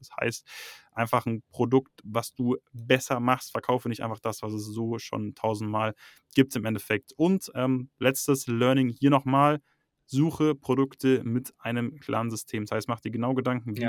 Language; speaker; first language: German; native; German